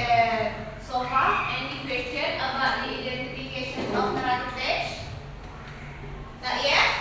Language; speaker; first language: English; non-native, learner; Indonesian